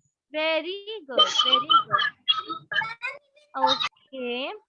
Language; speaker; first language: English; non-native, local second language; Hindi